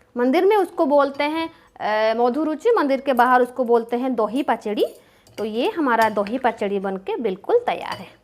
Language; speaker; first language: Hindi; non-native, local second language; Bangla